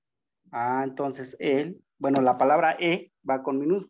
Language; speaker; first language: Spanish; native; Spanish